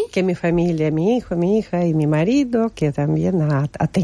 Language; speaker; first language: Spanish; non-native, fluent; Russian